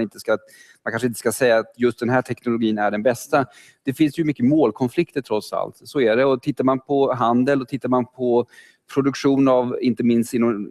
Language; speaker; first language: Swedish; native; Swedish